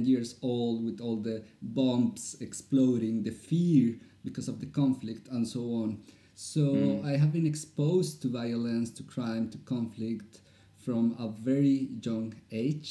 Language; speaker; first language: English; non-native, fluent; Spanish